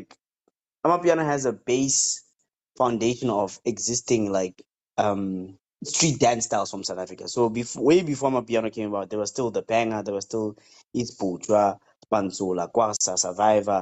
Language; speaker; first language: English; non-native, local second language; Tswana